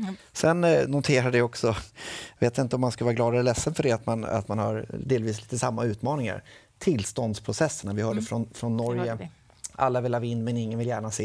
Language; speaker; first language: Swedish; native; Swedish